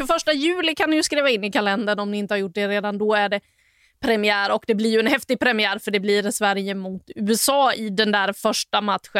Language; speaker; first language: Swedish; native; Swedish